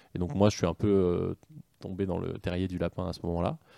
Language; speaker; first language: French; native; French